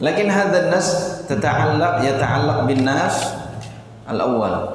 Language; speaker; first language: Arabic; non-native, fluent; Indonesian